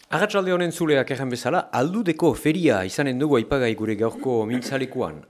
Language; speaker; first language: Basque; native; Basque